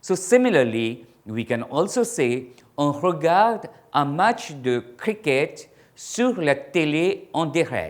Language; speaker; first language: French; non-native, fluent; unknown